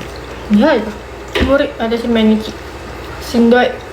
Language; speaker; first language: Japanese; non-native, learner; Indonesian